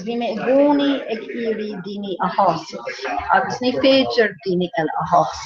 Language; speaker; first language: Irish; non-native, learner; English